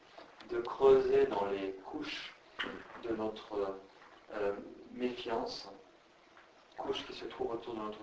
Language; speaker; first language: French; native; French